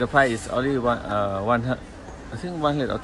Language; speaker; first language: English; non-native, learner; Swedish